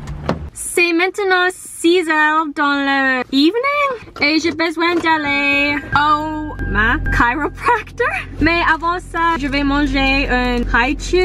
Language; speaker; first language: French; non-native, local second language; English